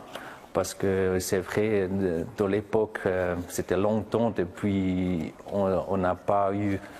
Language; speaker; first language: French; non-native, local second language; German